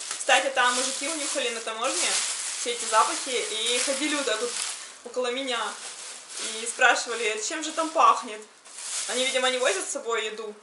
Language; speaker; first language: Russian; native; Russian